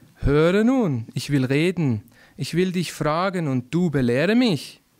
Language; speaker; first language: German; native; German